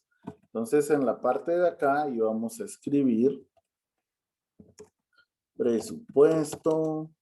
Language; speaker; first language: Spanish; native; Spanish